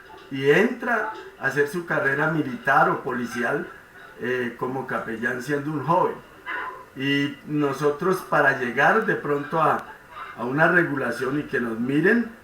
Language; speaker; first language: Spanish; native; Spanish